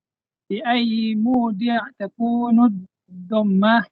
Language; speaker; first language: Arabic; non-native, learner; Indonesian